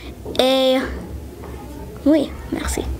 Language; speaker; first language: French; non-native, learner; English